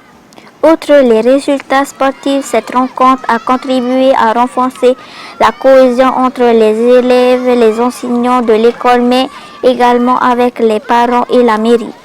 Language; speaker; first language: French; native; French